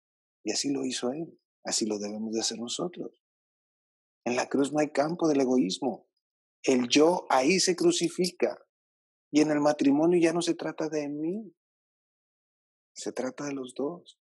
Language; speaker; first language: Spanish; native; Spanish